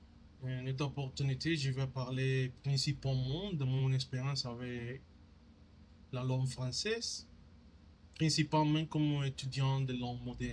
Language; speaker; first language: French; non-native, learner; Spanish